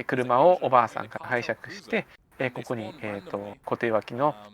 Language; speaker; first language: Japanese; native; Japanese